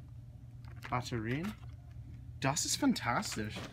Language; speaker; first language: German; non-native, learner; English